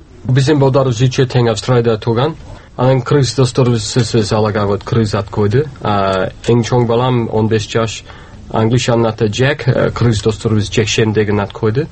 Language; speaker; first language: Kyrgyz; non-native, learner; English